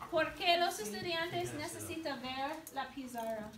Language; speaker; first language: Spanish; non-native, learner; English